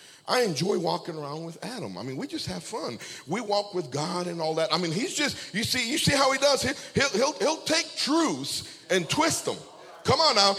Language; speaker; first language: English; early bilingual, other home language; Spanish